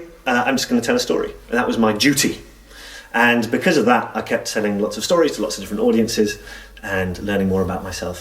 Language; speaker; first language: English; native; English